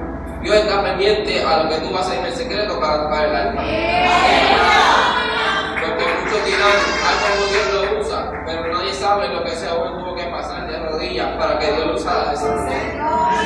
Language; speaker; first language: Spanish; native; Spanish